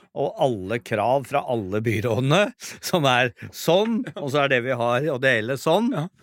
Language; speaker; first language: Norwegian; native; Norwegian